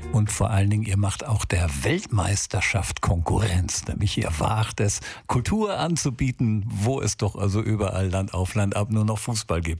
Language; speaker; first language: German; native; German